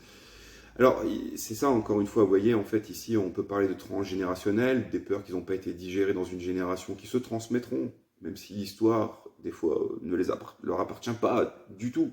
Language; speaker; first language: French; native; French